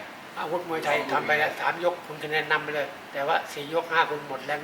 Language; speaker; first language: Thai; native; Thai